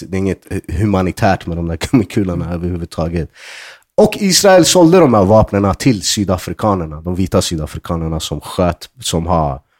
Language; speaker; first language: Swedish; early bilingual, other home language; Arabic